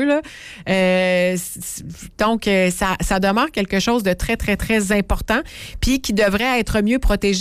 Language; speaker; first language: French; native; French